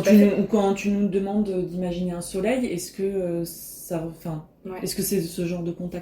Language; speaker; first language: French; native; French